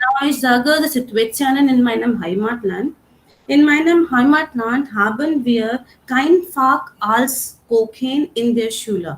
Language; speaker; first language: German; non-native, learner; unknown